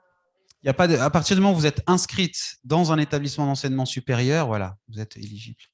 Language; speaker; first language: French; native; French